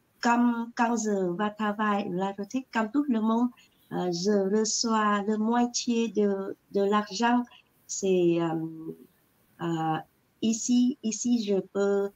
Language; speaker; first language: French; non-native, learner; Vietnamese